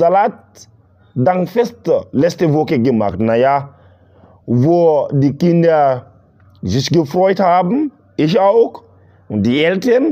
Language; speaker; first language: German; non-native, learner; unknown